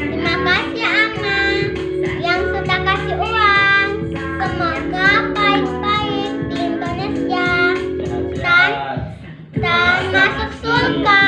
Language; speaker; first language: Indonesian; early bilingual, heritage; Indonesian